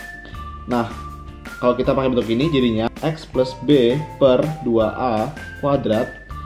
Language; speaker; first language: Indonesian; native; Indonesian